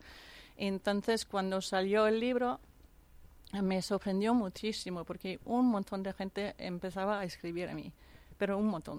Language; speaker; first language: Spanish; non-native, fluent; Danish